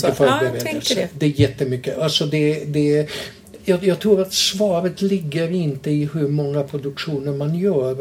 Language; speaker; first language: Swedish; non-native, fluent; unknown